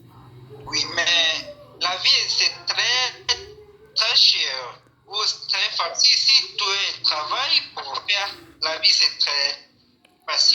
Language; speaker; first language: French; non-native, learner; Swahili